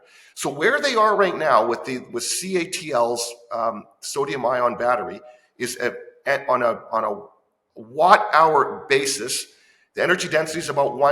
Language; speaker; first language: English; native; English